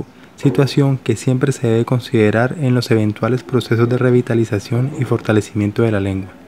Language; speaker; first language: Spanish; native; Spanish